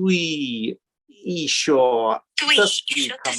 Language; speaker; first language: Welsh; non-native, learner; English